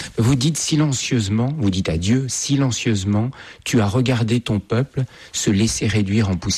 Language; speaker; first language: French; native; French